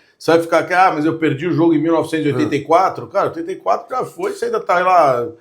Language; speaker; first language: Portuguese; native; Portuguese